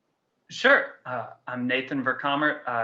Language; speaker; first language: English; native; English